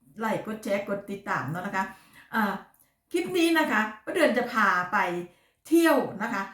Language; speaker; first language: Thai; non-native, local second language; Lao